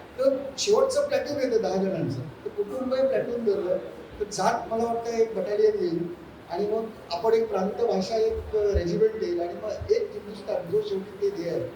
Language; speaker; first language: Marathi; native; Marathi